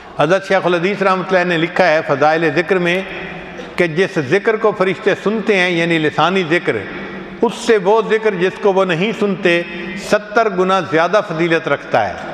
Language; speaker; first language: Urdu; non-native, local second language; Punjabi